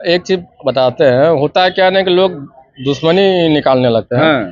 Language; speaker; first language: Hindi; native; Hindi